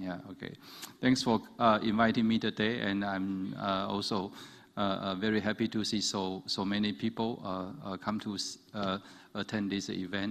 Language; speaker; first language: English; non-native, fluent; Chinese